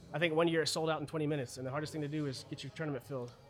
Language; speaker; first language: English; early bilingual, other home language; German